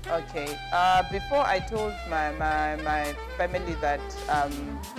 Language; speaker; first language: English; non-native, local second language; Venda